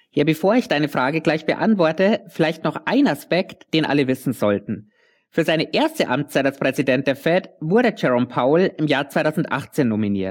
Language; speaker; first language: German; native; German